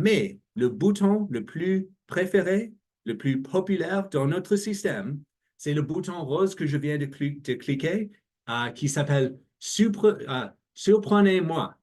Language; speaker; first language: French; non-native, learner; English